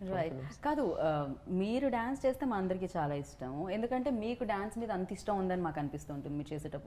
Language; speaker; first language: Telugu; native; Telugu